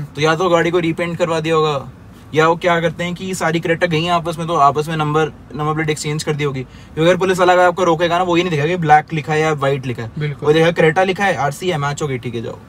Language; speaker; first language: Hindi; native; Hindi